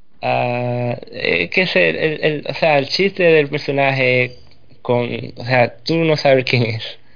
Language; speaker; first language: Spanish; native; Spanish